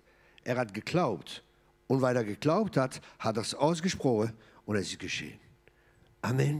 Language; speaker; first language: German; non-native, fluent; French